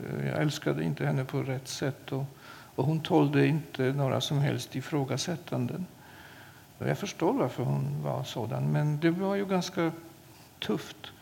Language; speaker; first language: Swedish; non-native, fluent; Polish